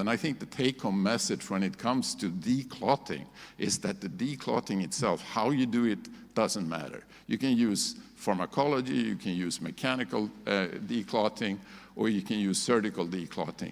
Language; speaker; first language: English; non-native, fluent; Swedish